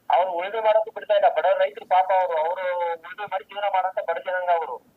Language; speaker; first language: Kannada; non-native, local second language; Lambadi